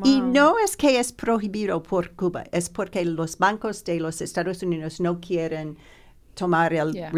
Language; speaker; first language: Spanish; non-native, learner; English